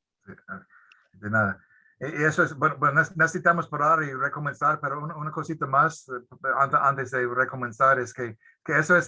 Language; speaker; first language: Spanish; non-native, fluent; English